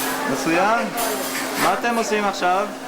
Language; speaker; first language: Hebrew; non-native, fluent; French